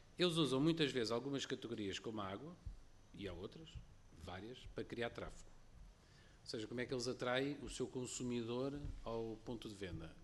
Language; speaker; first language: Portuguese; native; Portuguese